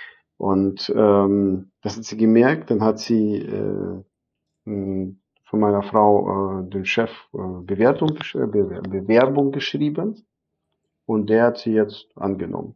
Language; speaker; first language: German; non-native, fluent; Arabic